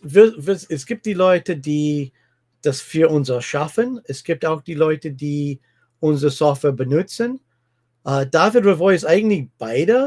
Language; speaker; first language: German; non-native, fluent; English